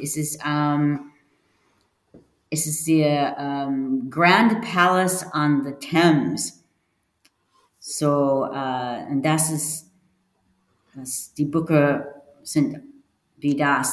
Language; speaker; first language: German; non-native, learner; English